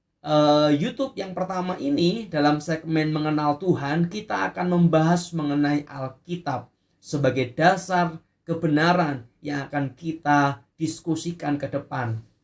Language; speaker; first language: Indonesian; native; Indonesian